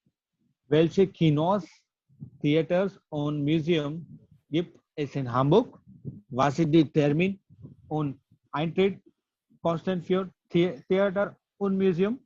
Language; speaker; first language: German; non-native, learner; Gujarati